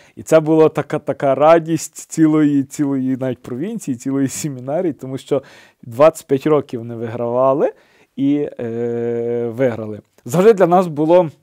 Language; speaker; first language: Ukrainian; native; Ukrainian